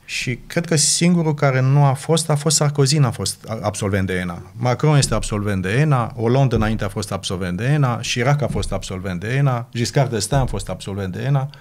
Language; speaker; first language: Romanian; native; Romanian